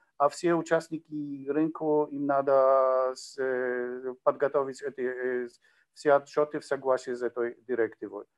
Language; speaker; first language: Russian; non-native, learner; Polish